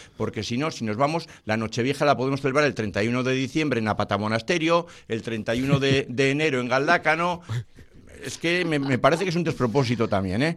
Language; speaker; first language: Spanish; native; Spanish